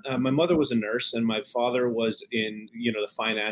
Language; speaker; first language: English; native; English